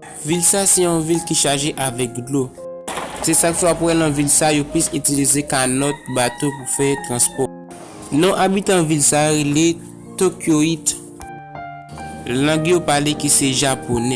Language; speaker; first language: French; non-native, learner; Haitian Creole